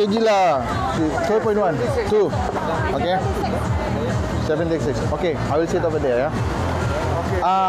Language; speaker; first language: English; non-native, learner; Indonesian